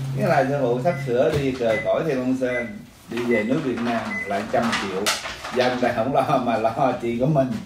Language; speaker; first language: Vietnamese; early bilingual, other home language; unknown